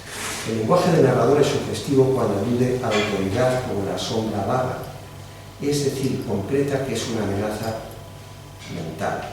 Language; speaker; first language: Spanish; native; Spanish